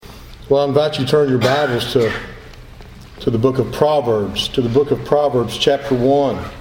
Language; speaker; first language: English; native; English